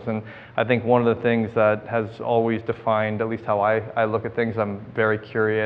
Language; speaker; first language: English; native; English